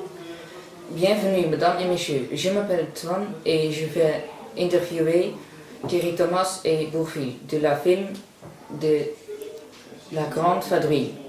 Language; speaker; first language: French; non-native, learner; Dutch